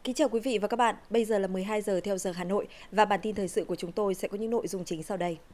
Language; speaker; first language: Vietnamese; native; Vietnamese